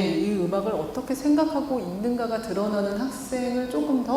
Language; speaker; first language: Korean; native; Korean